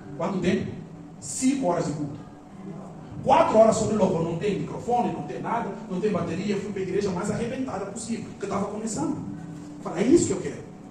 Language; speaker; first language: Portuguese; non-native, local second language; Upper Guinea Crioulo